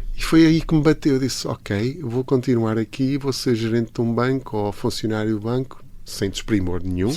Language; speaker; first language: Portuguese; early bilingual, heritage; Portuguese